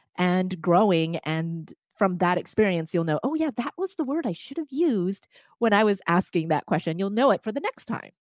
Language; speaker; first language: English; non-native, fluent; Cantonese